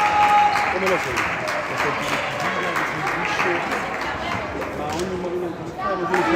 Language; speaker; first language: Italian; native; Italian